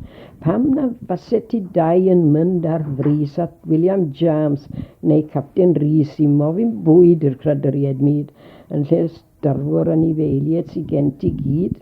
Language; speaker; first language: Welsh; native; Welsh